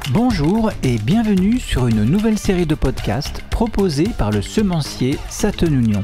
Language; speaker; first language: French; native; French